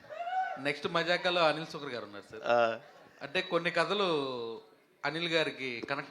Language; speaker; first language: Telugu; native; Telugu